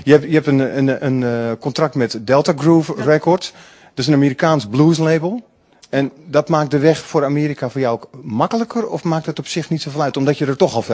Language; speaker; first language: Dutch; native; Dutch